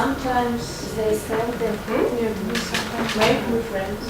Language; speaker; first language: English; non-native, learner; Russian